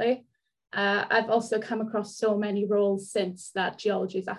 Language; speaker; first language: English; non-native, local second language; Welsh